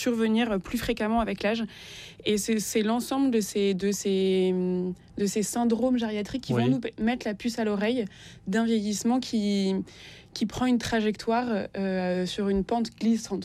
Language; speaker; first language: French; native; French